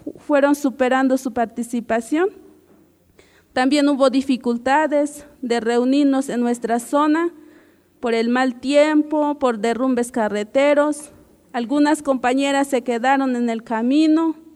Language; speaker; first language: Spanish; non-native, local second language; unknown